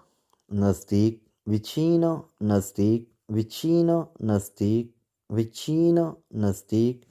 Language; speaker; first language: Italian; non-native, fluent; Urdu